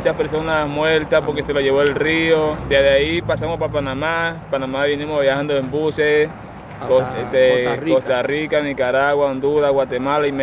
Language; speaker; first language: Spanish; native; Spanish